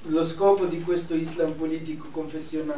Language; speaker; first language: Italian; non-native, fluent; Arabic